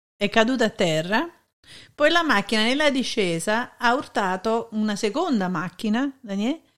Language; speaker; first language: Italian; native; Italian